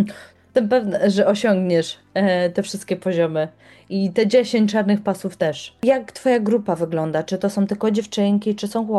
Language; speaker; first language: Polish; native; Polish